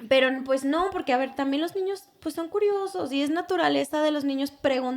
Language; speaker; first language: Spanish; native; Spanish